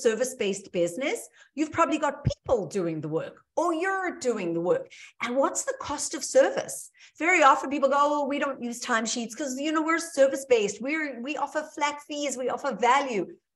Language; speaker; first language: English; native; English